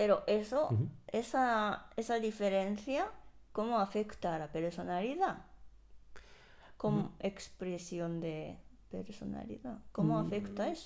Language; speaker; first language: Spanish; non-native, fluent; Japanese